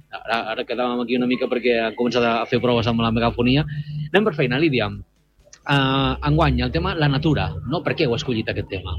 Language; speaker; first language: Catalan; native; Catalan